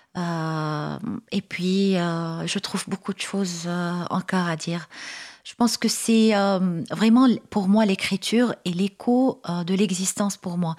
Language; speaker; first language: French; non-native, local second language; Arabic